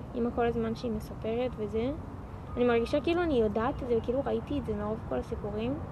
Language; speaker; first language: Hebrew; native; Hebrew